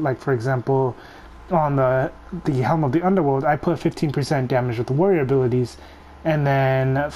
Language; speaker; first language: English; native; English